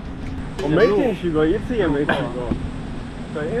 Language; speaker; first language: Chinese; non-native, learner; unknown